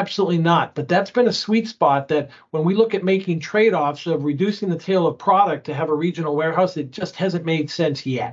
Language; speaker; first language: English; native; English